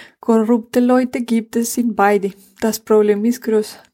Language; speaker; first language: German; non-native, fluent; Spanish